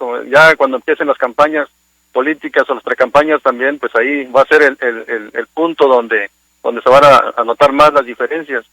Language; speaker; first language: Spanish; native; Spanish